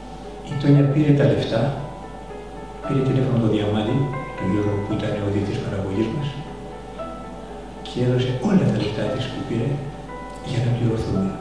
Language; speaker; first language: Greek; native; Greek